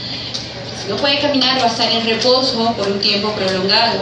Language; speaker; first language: Spanish; native; Spanish